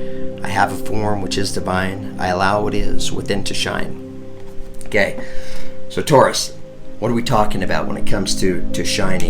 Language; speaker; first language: English; native; English